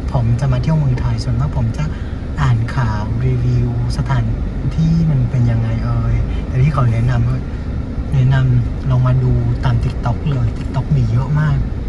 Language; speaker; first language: Thai; non-native, fluent; Vietnamese